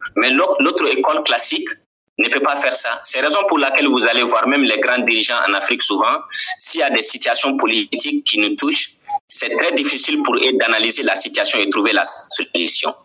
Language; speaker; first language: French; non-native, local second language; Bambara